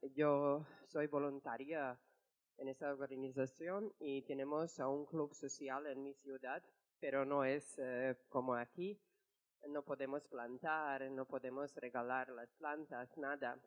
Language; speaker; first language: Spanish; non-native, fluent; Serbian